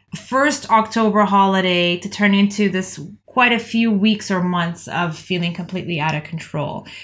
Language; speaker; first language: English; native; English